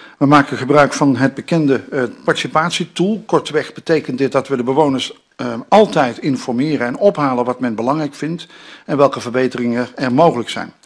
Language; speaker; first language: Dutch; native; Dutch